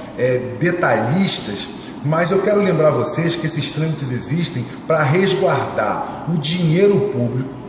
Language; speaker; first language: Portuguese; native; Portuguese